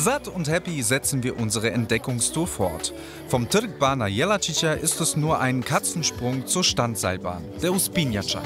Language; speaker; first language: German; native; German